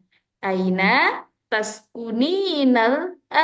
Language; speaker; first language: Arabic; non-native, fluent; Indonesian